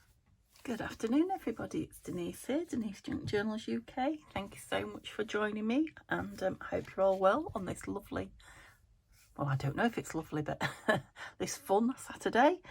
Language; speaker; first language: English; native; English